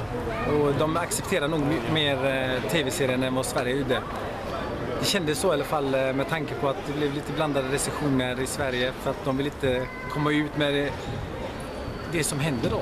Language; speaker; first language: Swedish; early bilingual, other home language; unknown